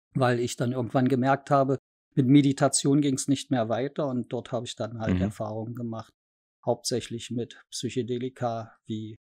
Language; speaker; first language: German; native; German